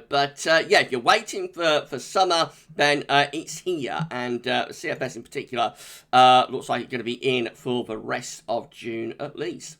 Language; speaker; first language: English; native; English